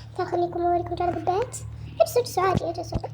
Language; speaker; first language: Arabic; native; Arabic